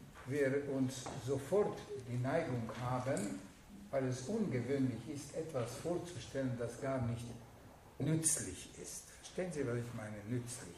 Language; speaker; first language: German; non-native, fluent; Hungarian